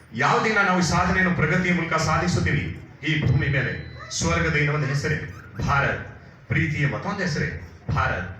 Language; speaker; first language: Kannada; non-native, local second language; Hindi